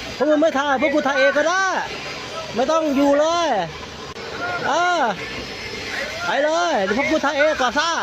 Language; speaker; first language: Thai; non-native, fluent; Burmese